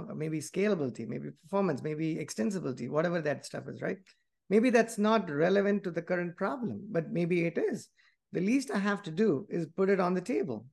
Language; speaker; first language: English; non-native, local second language; Tamil